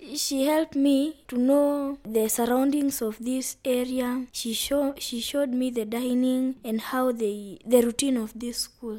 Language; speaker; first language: English; non-native, local second language; Luyia